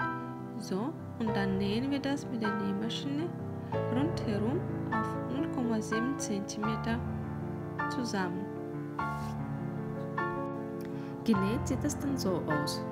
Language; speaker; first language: German; non-native, fluent; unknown